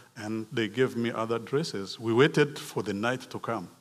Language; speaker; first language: English; non-native, local second language; Kinyarwanda